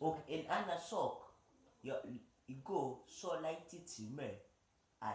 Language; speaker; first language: Swedish; early bilingual, other home language; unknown